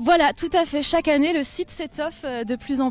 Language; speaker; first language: French; native; French